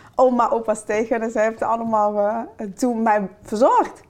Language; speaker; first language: Dutch; non-native, fluent; Chinese